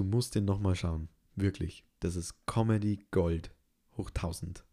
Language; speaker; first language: German; native; German